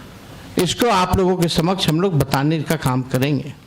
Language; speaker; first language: Hindi; native; Hindi